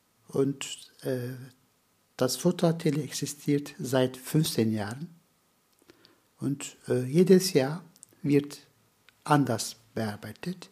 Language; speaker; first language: German; non-native, fluent; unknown